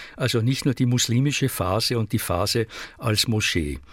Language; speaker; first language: German; native; German